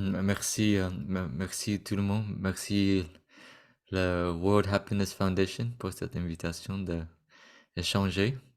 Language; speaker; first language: French; non-native, fluent; Vietnamese